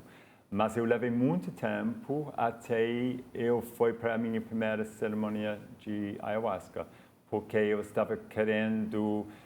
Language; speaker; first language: Portuguese; non-native, fluent; English